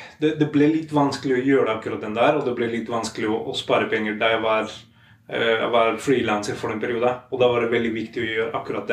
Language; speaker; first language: Norwegian; non-native, fluent; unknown